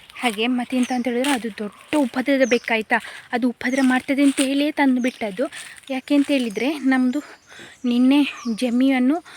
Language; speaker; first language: Kannada; native; Kannada